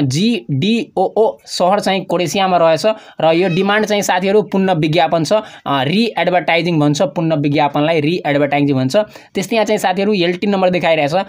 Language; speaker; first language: Nepali; non-native, local second language; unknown